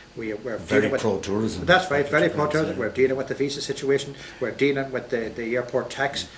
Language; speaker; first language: English; native; English